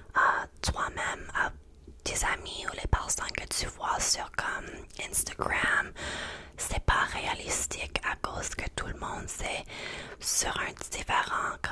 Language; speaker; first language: French; non-native, learner; English